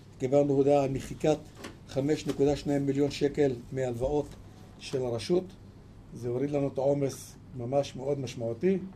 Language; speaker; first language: Hebrew; non-native, local second language; Arabic